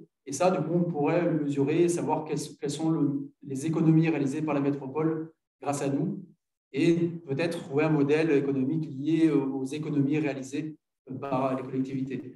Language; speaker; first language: French; native; French